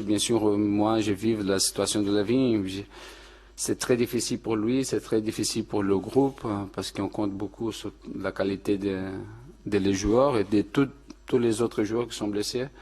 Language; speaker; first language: French; non-native, fluent; Portuguese